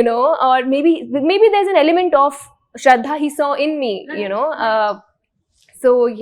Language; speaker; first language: English; non-native, local second language; Hindi